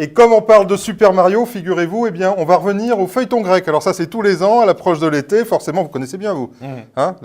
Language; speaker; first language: French; native; French